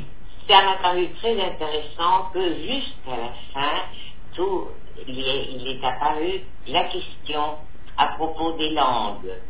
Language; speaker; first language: French; non-native, fluent; Spanish